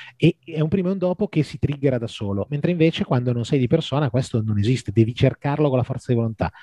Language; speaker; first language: Italian; native; Italian